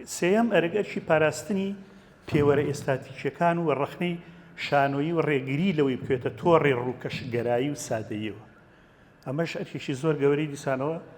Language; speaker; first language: Central Kurdish; native; Central Kurdish